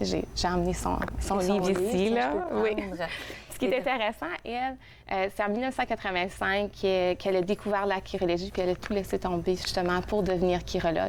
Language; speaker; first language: French; native; French